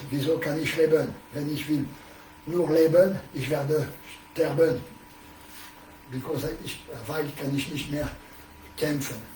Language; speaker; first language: German; non-native, learner; French